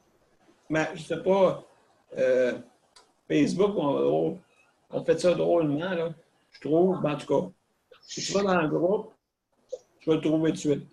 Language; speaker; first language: French; native; French